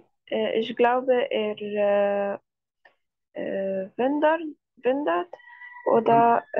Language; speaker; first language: German; non-native, learner; Arabic